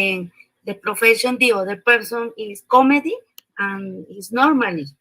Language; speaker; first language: English; non-native, learner; Spanish